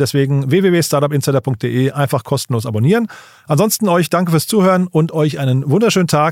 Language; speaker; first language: German; native; German